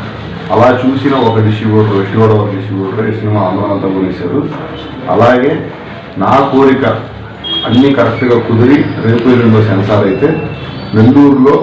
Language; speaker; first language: Telugu; native; Telugu